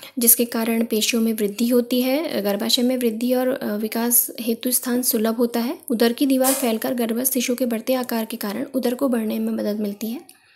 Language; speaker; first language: Hindi; native; Hindi